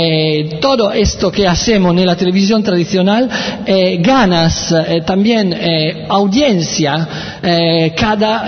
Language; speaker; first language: Spanish; non-native, learner; Italian